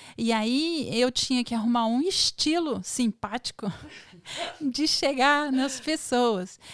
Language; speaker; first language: Portuguese; native; Portuguese